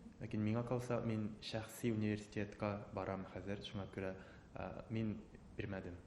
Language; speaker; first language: Tatar; non-native, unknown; Japanese